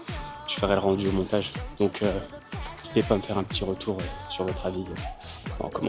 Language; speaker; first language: French; native; French